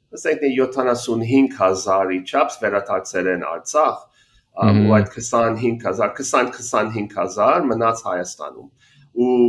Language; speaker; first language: Armenian; early bilingual, heritage; Armenian